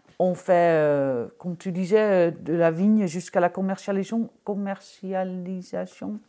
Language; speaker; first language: French; non-native, fluent; Dutch